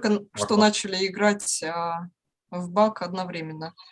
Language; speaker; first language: Russian; native; Russian